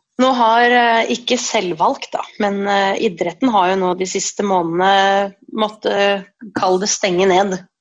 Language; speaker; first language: Norwegian; native; Norwegian